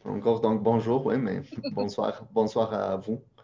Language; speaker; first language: French; non-native, fluent; Spanish